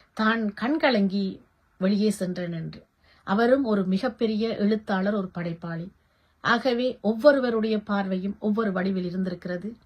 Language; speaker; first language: Tamil; native; Tamil